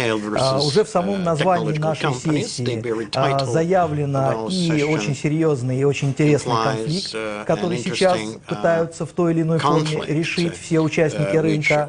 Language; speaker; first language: Russian; native; Russian